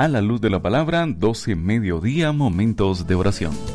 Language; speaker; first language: Spanish; native; Spanish